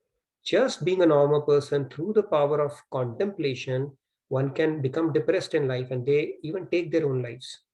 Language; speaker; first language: English; non-native, local second language; Hindi